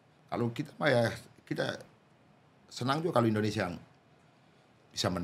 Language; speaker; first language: Indonesian; non-native, local second language; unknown